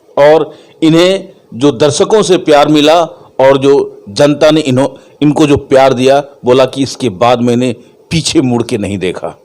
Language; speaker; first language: Hindi; native; Hindi